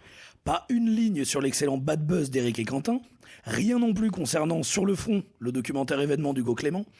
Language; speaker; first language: French; native; French